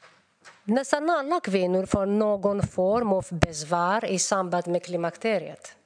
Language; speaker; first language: Swedish; non-native, fluent; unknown